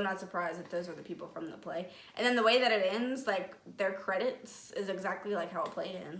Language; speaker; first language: English; native; English